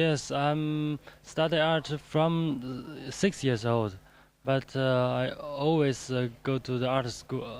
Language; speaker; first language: English; non-native, learner; Chinese